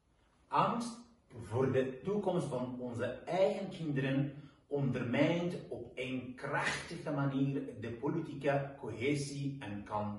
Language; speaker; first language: Dutch; non-native, fluent; Kurdish